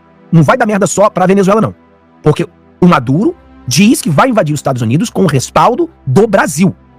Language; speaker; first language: Portuguese; native; Portuguese